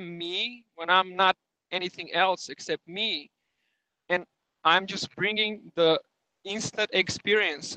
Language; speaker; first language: English; non-native, fluent; Serbian